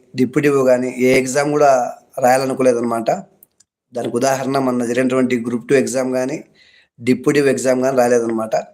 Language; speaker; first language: Telugu; native; Telugu